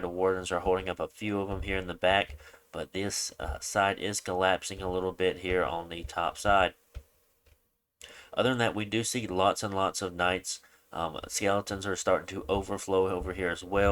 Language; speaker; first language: English; native; English